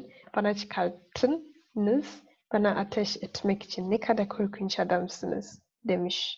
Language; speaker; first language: Turkish; non-native, fluent; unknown